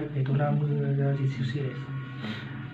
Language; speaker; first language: Japanese; non-native, learner; Vietnamese